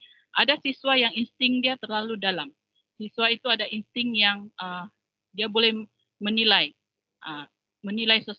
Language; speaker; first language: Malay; non-native, local second language; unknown